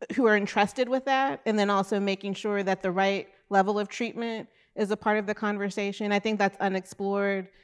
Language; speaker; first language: English; native; English